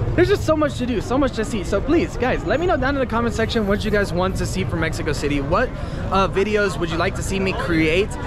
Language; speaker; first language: English; early bilingual, other home language; Spanish